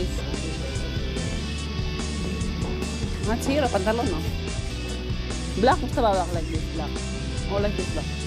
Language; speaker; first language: English; non-native, learner; Filipino